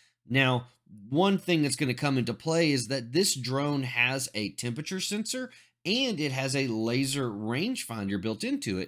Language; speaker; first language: English; native; English